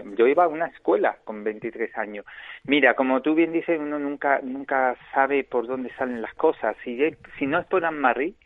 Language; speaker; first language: Spanish; native; Spanish